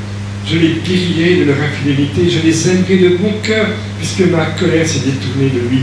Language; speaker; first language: French; native; French